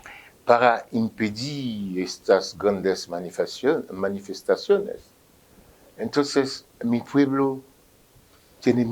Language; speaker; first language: Spanish; non-native, fluent; French